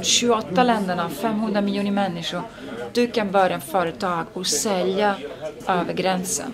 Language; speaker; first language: Swedish; non-native, fluent; Italian